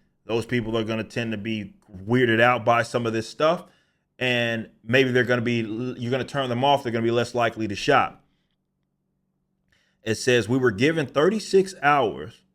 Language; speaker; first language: English; native; English